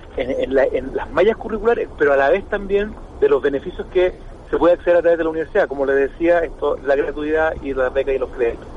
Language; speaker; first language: Spanish; native; Spanish